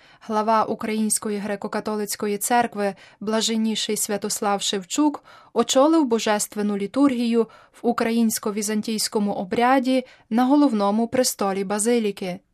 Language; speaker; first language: Ukrainian; native; Ukrainian